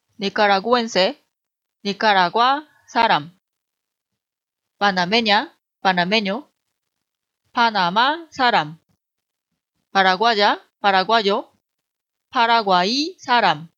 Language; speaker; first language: Spanish; non-native, fluent; Korean